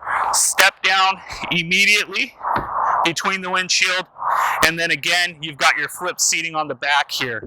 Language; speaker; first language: English; native; English